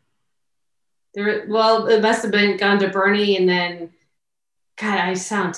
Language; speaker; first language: English; native; English